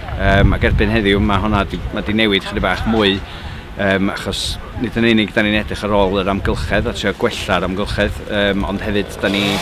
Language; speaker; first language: Welsh; native; Welsh